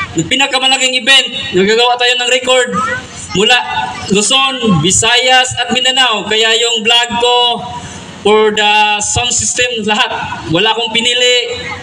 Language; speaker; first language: Filipino; non-native, local second language; Cebuano